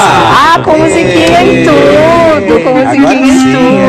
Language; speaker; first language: Portuguese; native; Portuguese